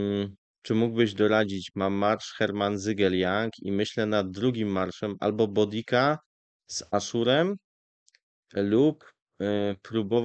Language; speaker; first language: Polish; native; Polish